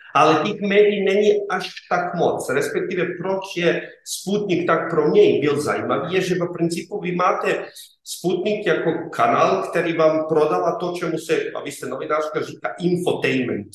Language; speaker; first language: Czech; non-native, fluent; Serbian